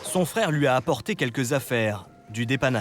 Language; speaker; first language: French; native; French